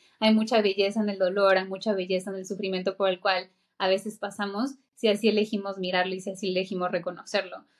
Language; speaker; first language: Spanish; native; Spanish